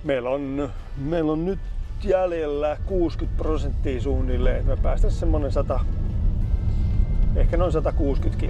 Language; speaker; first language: Finnish; native; Finnish